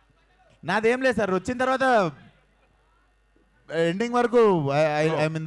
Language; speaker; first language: Telugu; native; Telugu